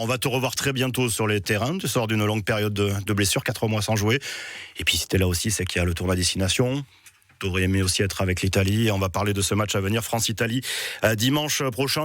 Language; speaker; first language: French; native; French